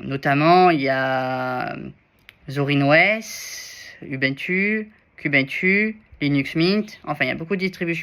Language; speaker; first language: French; native; French